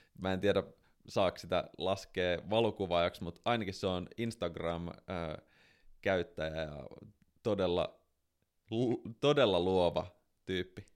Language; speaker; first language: Finnish; native; Finnish